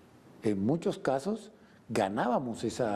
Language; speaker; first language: Spanish; native; Spanish